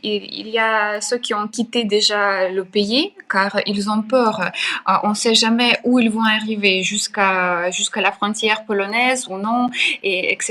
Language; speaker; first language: French; non-native, fluent; Ukrainian